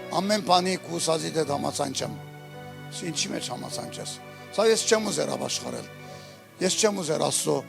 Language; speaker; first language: Armenian; early bilingual, heritage; Armenian